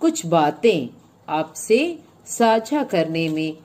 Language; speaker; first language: Hindi; non-native, local second language; Malayalam